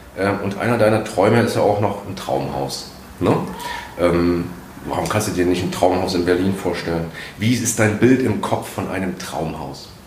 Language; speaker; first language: German; native; German